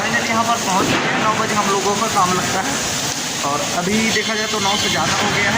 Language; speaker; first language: Hindi; non-native, local second language; Chhattisgarhi